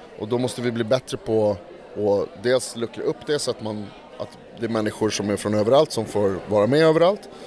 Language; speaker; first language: Swedish; native; Swedish